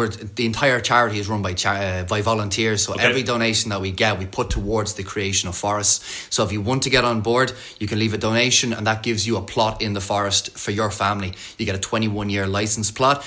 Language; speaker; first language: English; native; English